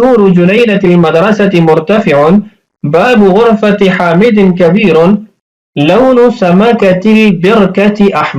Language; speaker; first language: Arabic; non-native, fluent; Urdu